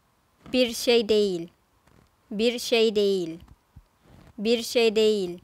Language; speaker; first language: Turkish; non-native, fluent; Thai